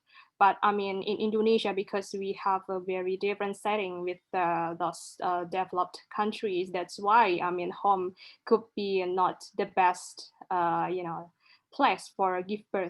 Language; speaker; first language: English; non-native, local second language; Indonesian